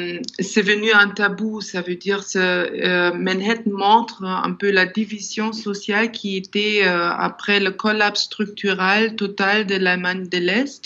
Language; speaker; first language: French; non-native, fluent; German